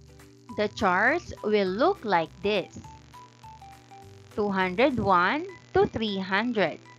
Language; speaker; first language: English; non-native, local second language; Filipino